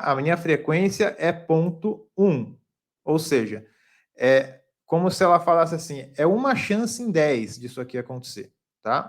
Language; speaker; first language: Portuguese; native; Portuguese